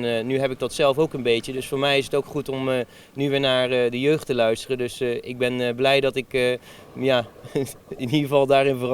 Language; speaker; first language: Dutch; native; Dutch